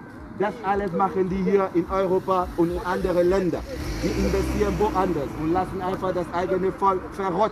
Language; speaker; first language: German; non-native, fluent; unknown